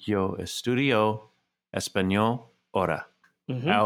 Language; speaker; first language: Spanish; non-native, learner; English